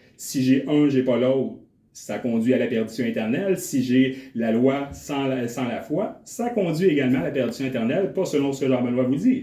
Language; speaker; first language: French; native; French